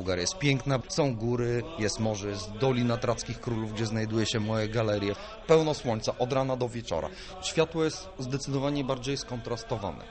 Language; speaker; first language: Polish; non-native, fluent; Bulgarian